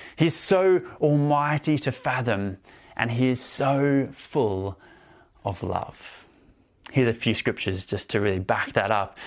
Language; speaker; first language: English; native; English